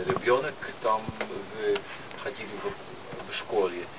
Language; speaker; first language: Russian; non-native, fluent; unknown